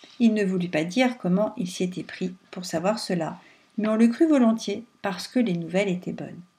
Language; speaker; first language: French; native; French